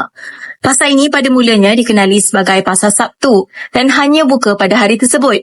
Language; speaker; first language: Malay; native; Malay